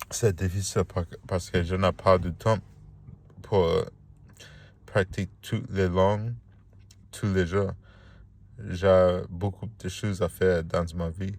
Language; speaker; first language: French; non-native, learner; Spanish